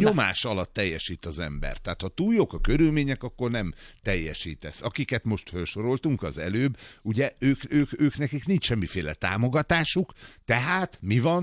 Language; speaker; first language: Hungarian; native; Hungarian